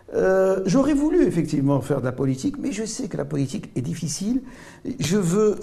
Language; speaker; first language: French; non-native, local second language; Arabic